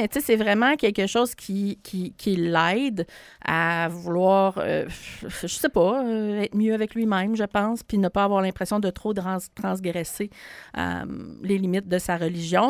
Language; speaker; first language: French; native; French